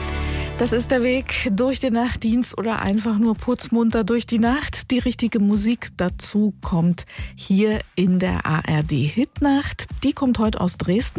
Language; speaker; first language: German; native; German